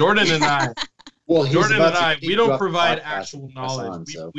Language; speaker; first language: English; native; English